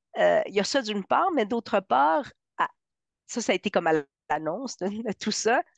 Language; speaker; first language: French; early bilingual, other home language; Spanish